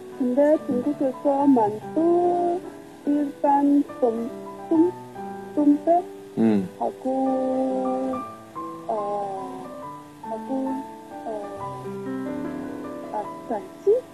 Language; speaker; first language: Korean; non-native, learner; Chinese